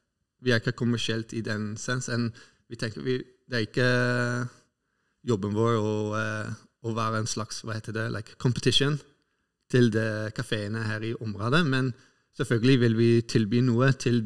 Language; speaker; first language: Norwegian; non-native, fluent; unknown